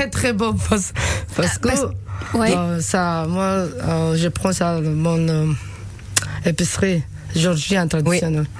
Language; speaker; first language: French; non-native, learner; Georgian